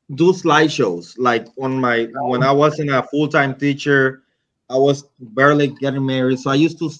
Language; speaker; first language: English; non-native, fluent; Spanish